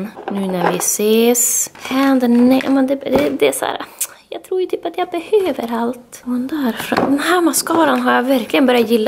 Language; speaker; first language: Swedish; native; Swedish